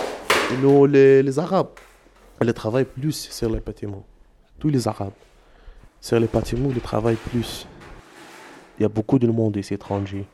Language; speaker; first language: French; non-native, learner; Arabic